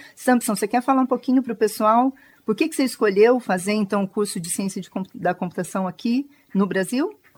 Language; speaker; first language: Portuguese; native; Portuguese